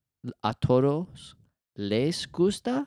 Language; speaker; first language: Spanish; non-native, learner; English